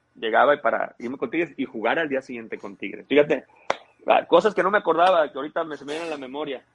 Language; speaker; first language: Spanish; native; Spanish